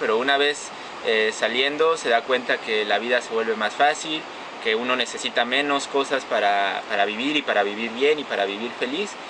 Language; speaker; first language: Spanish; native; Spanish